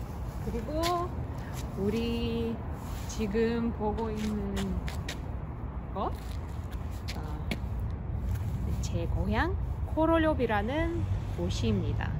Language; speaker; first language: Korean; non-native, fluent; Russian